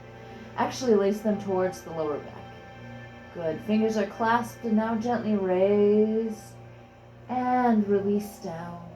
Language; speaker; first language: English; native; English